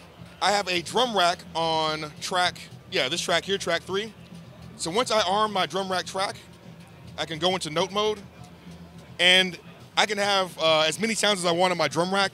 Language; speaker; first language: English; native; English